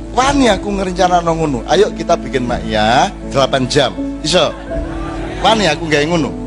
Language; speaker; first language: Javanese; native; Javanese